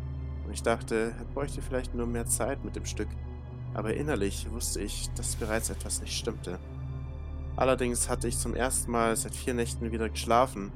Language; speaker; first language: German; native; German